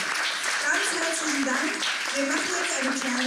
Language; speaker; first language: German; early bilingual, other home language; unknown